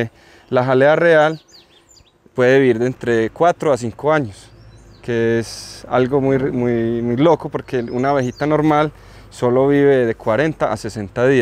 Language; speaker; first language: Spanish; native; Spanish